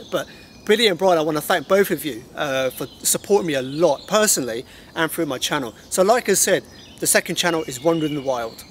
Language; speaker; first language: English; native; English